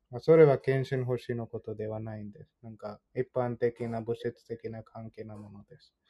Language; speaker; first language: Japanese; non-native, fluent; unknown